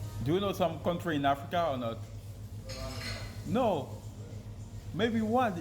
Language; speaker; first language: English; non-native, learner; French